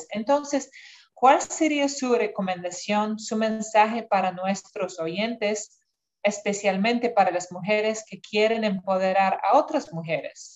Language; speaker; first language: Spanish; non-native, fluent; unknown